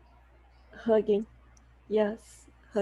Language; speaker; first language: English; non-native, learner; Portuguese